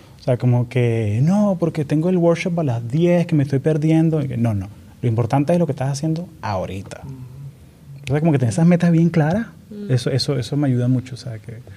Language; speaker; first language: Spanish; native; Spanish